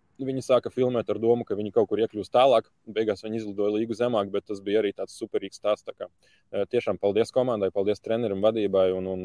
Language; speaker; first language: Latvian; native; Latvian